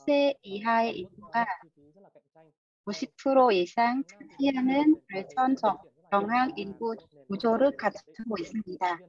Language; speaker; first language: Korean; non-native, fluent; Vietnamese